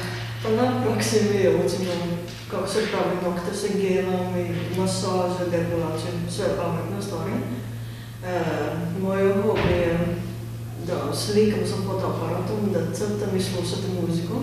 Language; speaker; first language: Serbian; non-native, local second language; Hungarian